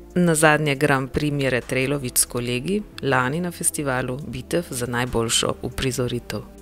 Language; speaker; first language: Slovenian; native; Slovenian